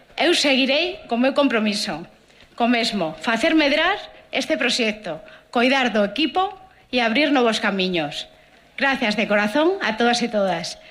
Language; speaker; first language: Galician; non-native, local second language; Spanish